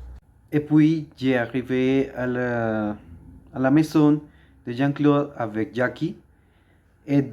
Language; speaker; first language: French; non-native, learner; Spanish